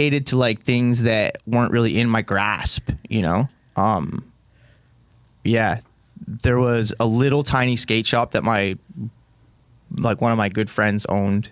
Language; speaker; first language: English; native; English